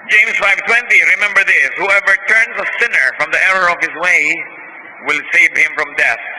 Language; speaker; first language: English; non-native, local second language; Filipino